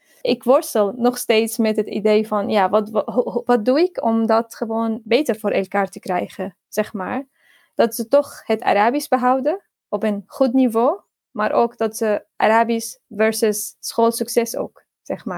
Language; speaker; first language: Dutch; non-native, fluent; Arabic